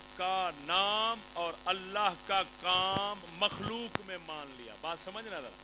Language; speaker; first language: Urdu; non-native, local second language; Punjabi